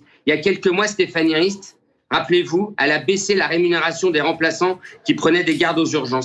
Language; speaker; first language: French; native; French